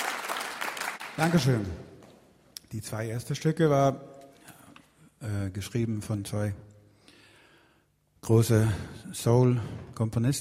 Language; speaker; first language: German; non-native, fluent; Swedish